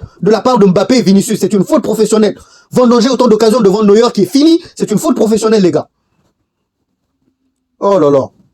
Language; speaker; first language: French; native; French